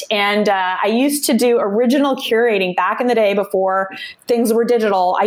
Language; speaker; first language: English; native; English